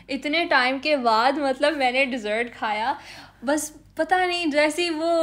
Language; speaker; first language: Urdu; native; Urdu